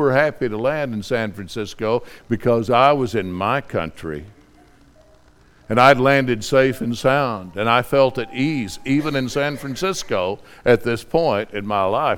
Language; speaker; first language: English; native; English